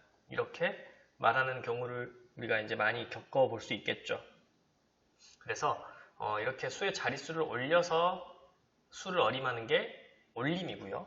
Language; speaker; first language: Korean; native; Korean